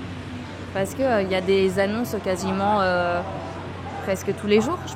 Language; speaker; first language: French; native; French